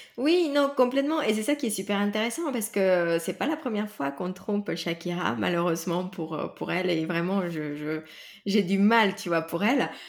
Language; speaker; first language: French; non-native, fluent; Spanish